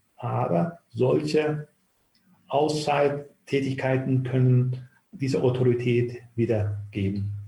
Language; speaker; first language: German; non-native, fluent; Turkish